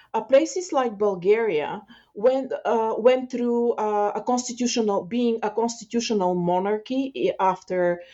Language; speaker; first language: English; non-native, fluent; Bulgarian